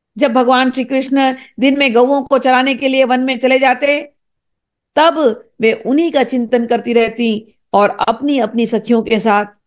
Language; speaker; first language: Hindi; native; Hindi